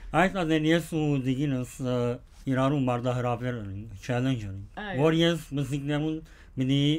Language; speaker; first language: Armenian; early bilingual, heritage; Armenian